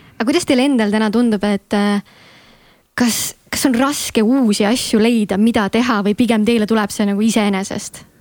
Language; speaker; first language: Estonian; native; Estonian